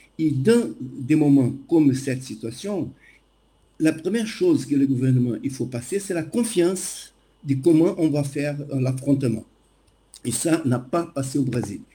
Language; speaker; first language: French; non-native, fluent; Portuguese